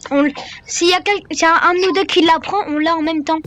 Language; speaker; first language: French; native; French